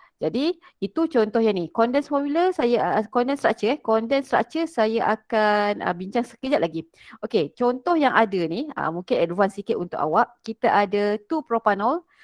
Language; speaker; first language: Malay; native; Malay